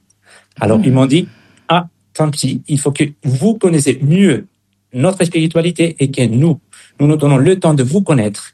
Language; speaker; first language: French; non-native, fluent; Spanish